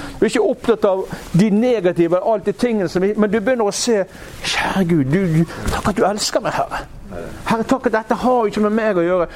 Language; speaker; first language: Norwegian; native; Norwegian